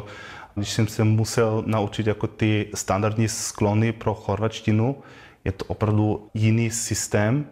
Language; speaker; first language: Czech; non-native, learner; German